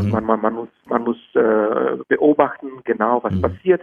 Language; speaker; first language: German; non-native, fluent; Czech